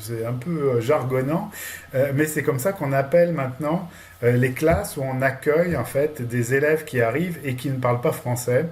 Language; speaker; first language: French; native; French